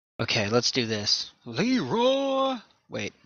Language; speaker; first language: English; native; English